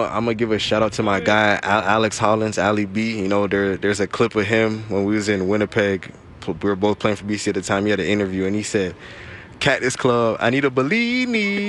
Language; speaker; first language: English; native; English